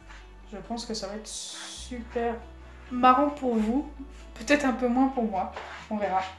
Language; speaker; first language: French; native; French